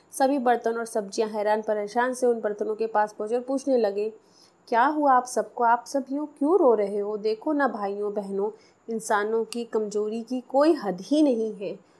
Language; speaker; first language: Hindi; non-native, local second language; Marathi